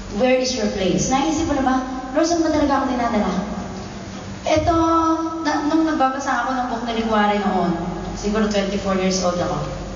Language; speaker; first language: Filipino; native; Filipino